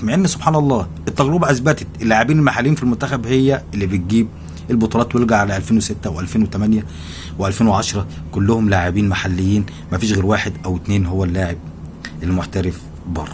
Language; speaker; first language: Arabic; native; Arabic